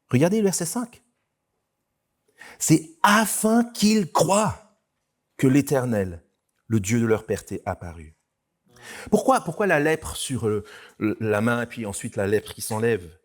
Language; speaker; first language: French; native; French